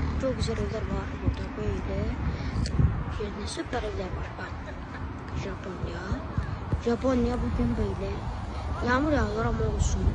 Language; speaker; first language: Turkish; early bilingual, heritage; Turkish